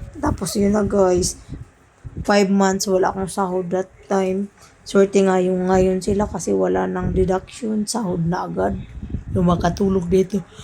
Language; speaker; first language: Filipino; non-native, local second language; Cebuano